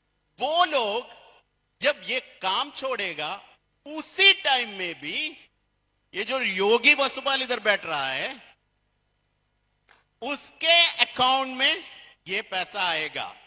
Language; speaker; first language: Hindi; non-native, fluent; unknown